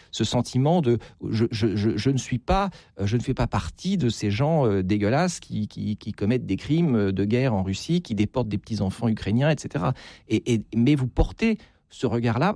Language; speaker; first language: French; native; French